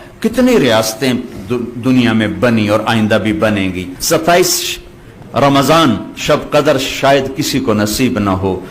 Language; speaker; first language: Urdu; non-native, local second language; Punjabi